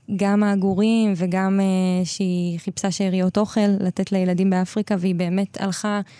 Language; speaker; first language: Hebrew; native; Hebrew